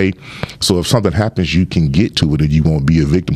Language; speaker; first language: English; native; English